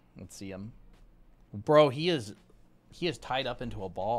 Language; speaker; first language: English; native; English